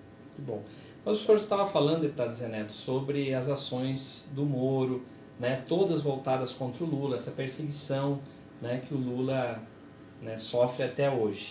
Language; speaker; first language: Portuguese; native; Portuguese